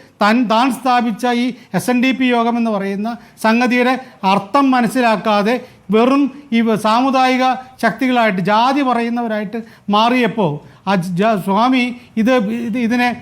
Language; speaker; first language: Malayalam; native; Malayalam